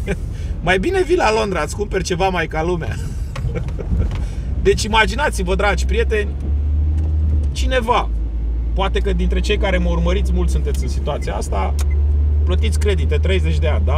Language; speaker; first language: Romanian; native; Romanian